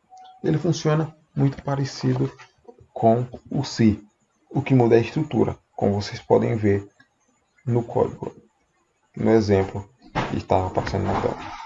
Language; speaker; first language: Portuguese; native; Portuguese